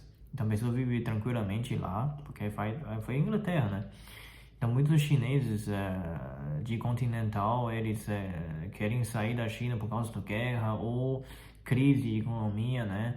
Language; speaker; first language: Portuguese; non-native, fluent; Chinese